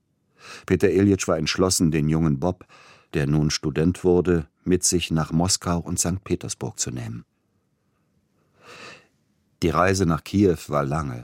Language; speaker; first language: German; native; German